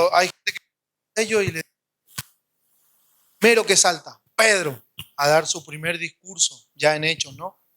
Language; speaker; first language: Spanish; native; Spanish